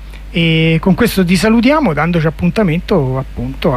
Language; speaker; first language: Italian; native; Italian